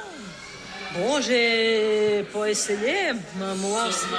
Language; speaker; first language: French; non-native, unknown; Portuguese